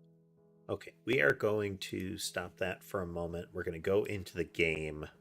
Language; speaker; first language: English; native; English